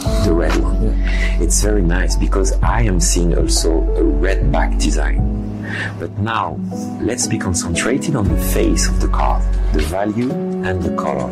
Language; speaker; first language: English; non-native, fluent; French